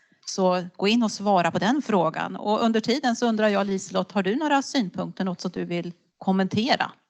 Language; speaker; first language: Swedish; native; Swedish